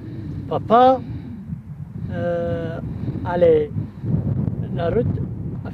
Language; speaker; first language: French; non-native, learner; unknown